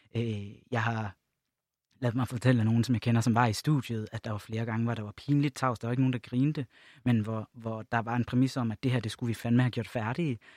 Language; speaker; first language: Danish; native; Danish